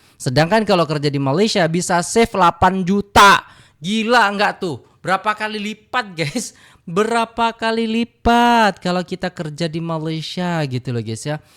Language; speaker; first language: Indonesian; native; Indonesian